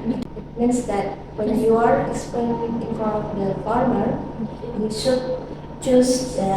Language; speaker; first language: English; non-native, fluent; Indonesian